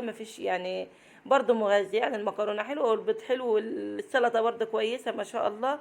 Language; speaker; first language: Arabic; native; Arabic